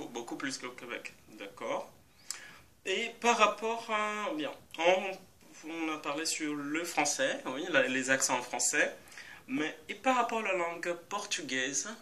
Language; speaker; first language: French; non-native, fluent; Portuguese